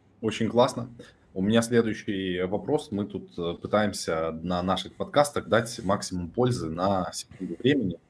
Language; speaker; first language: Russian; native; Russian